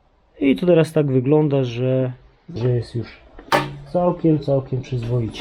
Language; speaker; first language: Polish; native; Polish